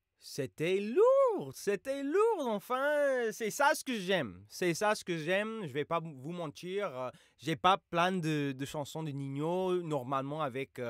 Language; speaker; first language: French; non-native, fluent; English